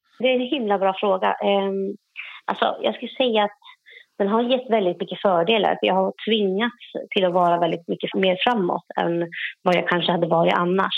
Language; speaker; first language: Swedish; native; Swedish